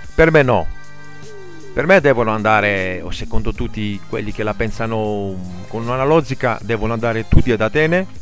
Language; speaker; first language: Italian; non-native, fluent; Greek